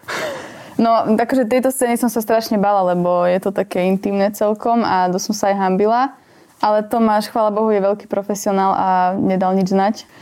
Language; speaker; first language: Slovak; native; Slovak